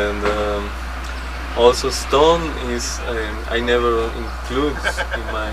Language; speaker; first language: English; non-native, learner; Spanish